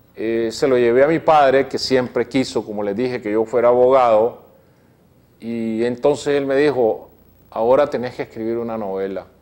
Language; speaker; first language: Spanish; native; Spanish